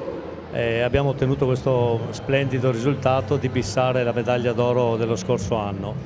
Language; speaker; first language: Italian; native; Italian